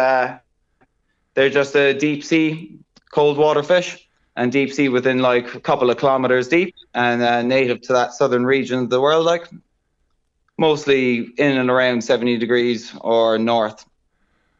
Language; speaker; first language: English; native; English